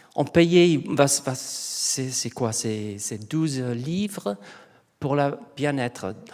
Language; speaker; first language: French; non-native, learner; English